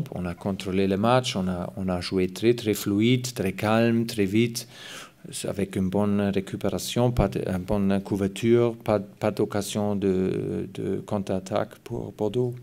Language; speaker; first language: French; non-native, fluent; German